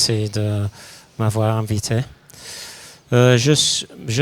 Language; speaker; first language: French; non-native, fluent; English